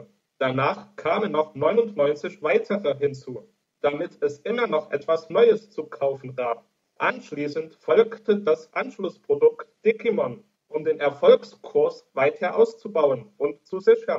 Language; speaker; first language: German; native; German